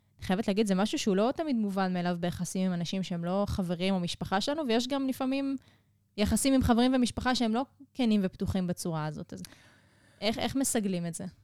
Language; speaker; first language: Hebrew; native; Hebrew